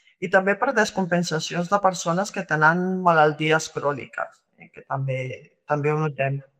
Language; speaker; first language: Catalan; non-native, local second language; Spanish